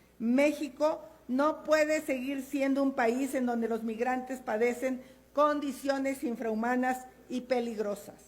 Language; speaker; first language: Spanish; native; Spanish